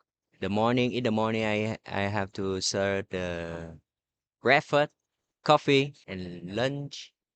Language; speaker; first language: English; non-native, learner; Vietnamese